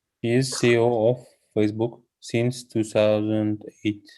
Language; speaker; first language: English; non-native, learner; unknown